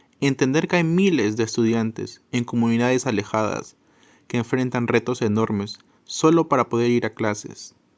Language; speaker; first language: Spanish; native; Spanish